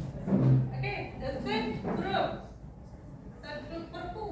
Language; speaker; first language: English; non-native, fluent; Indonesian